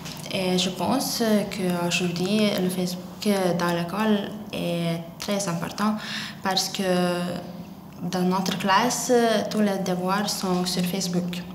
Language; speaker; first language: French; non-native, learner; Lithuanian